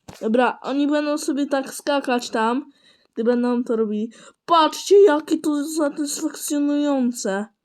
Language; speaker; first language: Polish; native; Polish